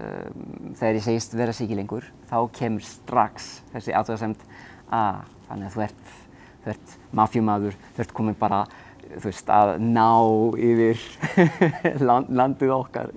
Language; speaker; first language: Icelandic; non-native, fluent; Italian